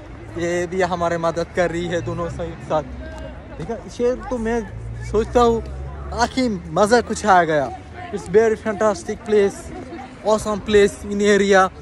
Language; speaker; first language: Hindi; non-native, learner; Bangla